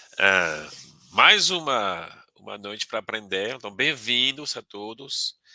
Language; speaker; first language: Portuguese; non-native, fluent; French